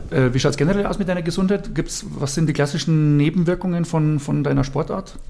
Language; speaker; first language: German; native; German